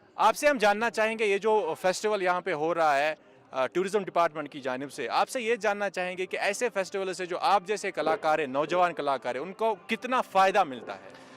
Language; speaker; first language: Hindi; non-native, local second language; Kashmiri